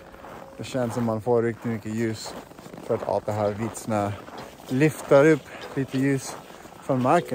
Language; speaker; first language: Swedish; non-native, fluent; English